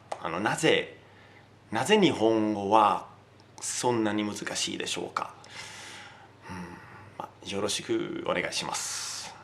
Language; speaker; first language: Japanese; non-native, learner; Italian